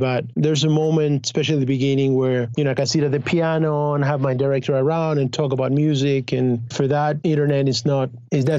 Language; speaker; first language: English; non-native, fluent; Spanish